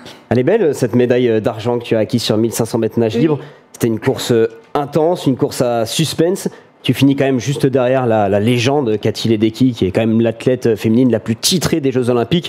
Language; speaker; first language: French; native; French